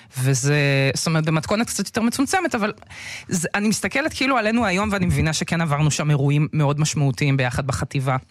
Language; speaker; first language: Hebrew; early bilingual, other home language; Russian